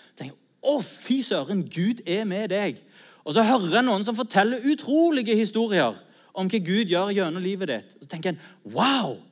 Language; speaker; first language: Norwegian; native; Norwegian